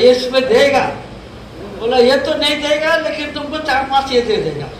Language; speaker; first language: Hindi; non-native, local second language; Bangla